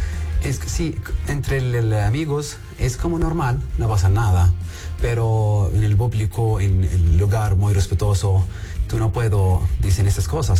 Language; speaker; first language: Spanish; non-native, learner; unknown